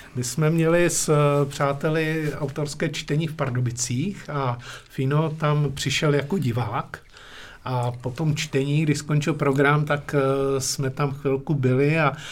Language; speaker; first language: Czech; native; Czech